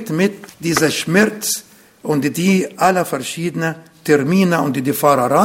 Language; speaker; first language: German; non-native, fluent; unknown